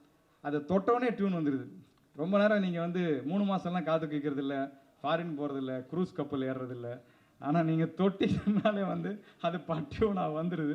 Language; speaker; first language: Tamil; native; Tamil